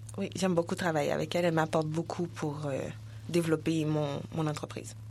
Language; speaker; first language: French; early bilingual, other home language; Haitian Creole